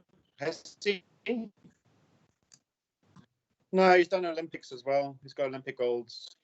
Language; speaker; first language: English; native; English